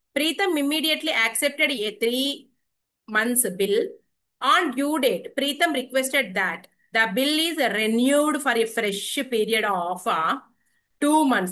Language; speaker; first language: English; non-native, local second language; Telugu